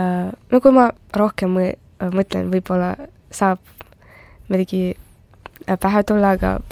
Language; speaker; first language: Estonian; non-native, local second language; Russian